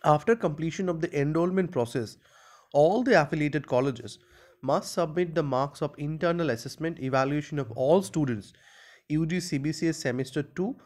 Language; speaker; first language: English; non-native, local second language; Bangla